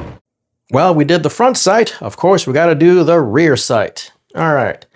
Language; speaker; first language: English; native; English